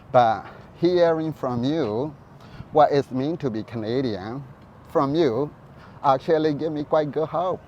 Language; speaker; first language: English; non-native, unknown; Burmese